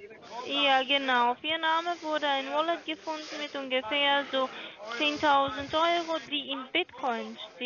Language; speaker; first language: German; non-native, learner; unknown